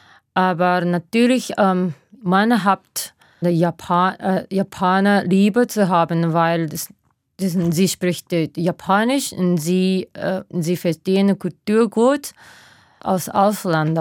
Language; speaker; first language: German; non-native, fluent; Japanese